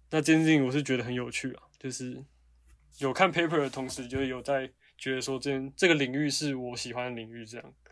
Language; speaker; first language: Chinese; native; Chinese